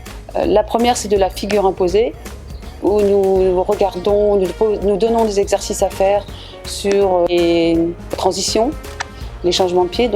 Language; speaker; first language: French; native; French